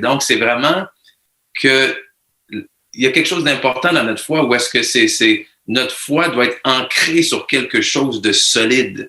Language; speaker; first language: French; native; French